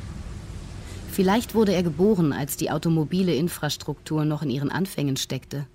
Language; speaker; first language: German; native; German